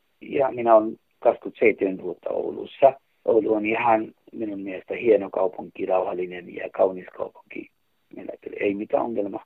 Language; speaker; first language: Finnish; non-native, learner; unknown